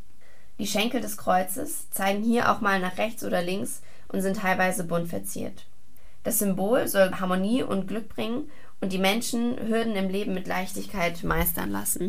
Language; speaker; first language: German; native; German